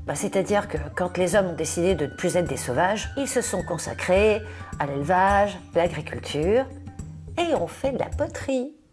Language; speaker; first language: French; native; French